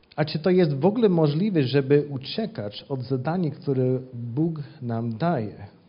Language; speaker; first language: Polish; non-native, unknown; English